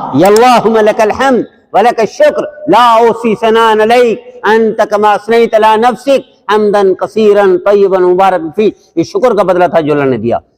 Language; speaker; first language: Urdu; non-native, local second language; Punjabi